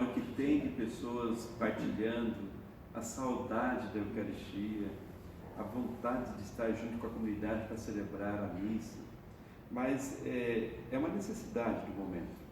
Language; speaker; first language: Portuguese; native; Portuguese